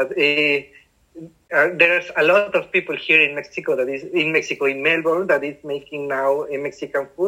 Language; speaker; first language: English; non-native, fluent; Spanish